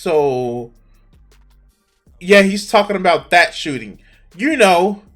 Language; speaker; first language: English; native; English